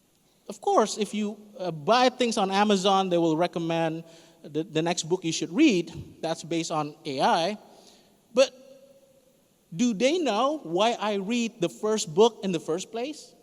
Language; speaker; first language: English; non-native, fluent; Indonesian